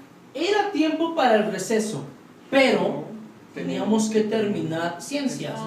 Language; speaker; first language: Spanish; native; Spanish